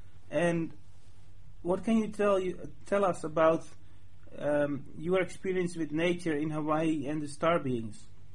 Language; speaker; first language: English; non-native, fluent; Dutch